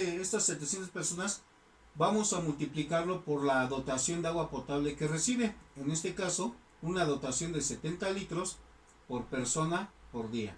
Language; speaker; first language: Spanish; native; Spanish